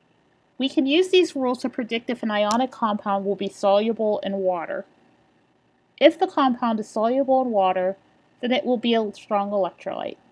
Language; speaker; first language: English; native; English